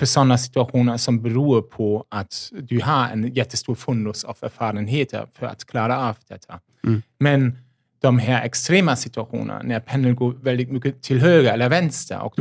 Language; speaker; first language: Swedish; non-native, fluent; German